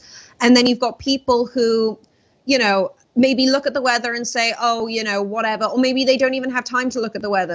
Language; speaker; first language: English; native; English